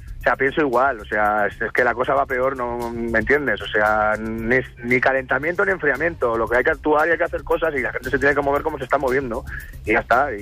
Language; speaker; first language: Spanish; native; Spanish